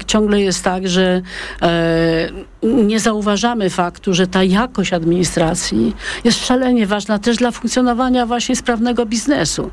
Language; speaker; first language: Polish; native; Polish